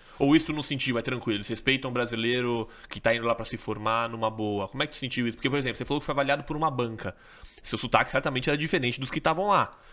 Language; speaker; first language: Portuguese; native; Portuguese